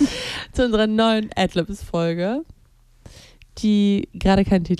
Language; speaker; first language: German; native; German